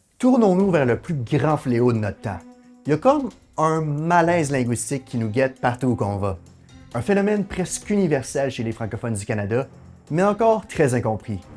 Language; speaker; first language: French; native; French